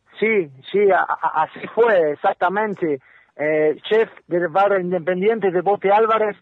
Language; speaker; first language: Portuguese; non-native, learner; Spanish